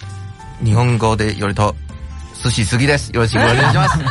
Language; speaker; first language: Japanese; non-native, learner; Chinese